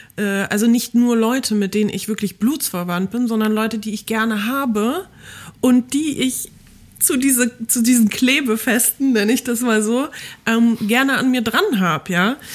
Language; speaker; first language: German; early bilingual, other home language; Polish